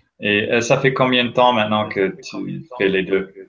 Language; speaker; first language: French; non-native, fluent; English